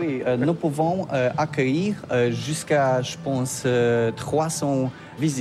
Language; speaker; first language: French; non-native, learner; Polish